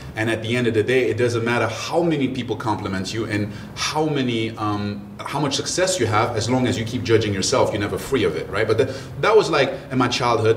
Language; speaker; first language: English; early bilingual, other home language; French